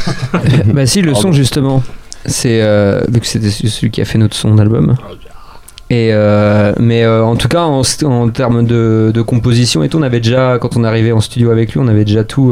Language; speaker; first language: French; native; French